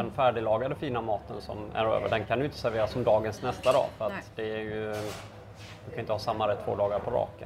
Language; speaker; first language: Swedish; native; Swedish